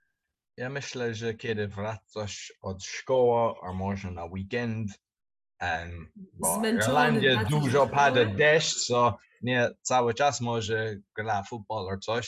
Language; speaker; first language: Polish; non-native, learner; English